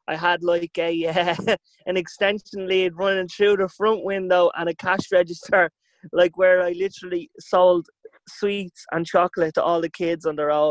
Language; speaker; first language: English; native; English